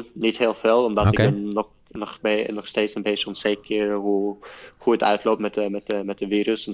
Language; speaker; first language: Dutch; non-native, fluent; Norwegian